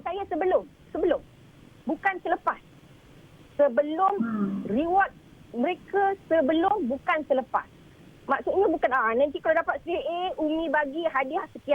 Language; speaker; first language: Malay; native; Malay